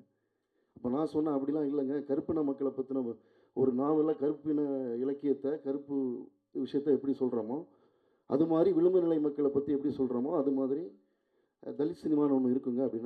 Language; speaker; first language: Tamil; native; Tamil